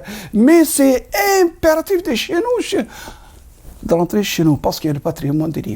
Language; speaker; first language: French; non-native, local second language; Arabic